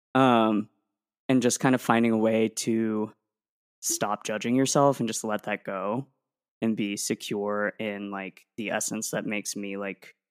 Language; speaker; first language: English; native; English